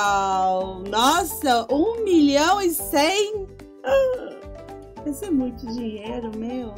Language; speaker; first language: Portuguese; non-native, fluent; Spanish